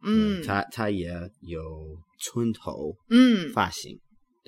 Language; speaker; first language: Chinese; non-native, learner; English